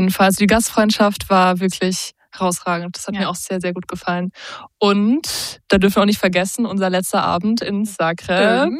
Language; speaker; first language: German; native; German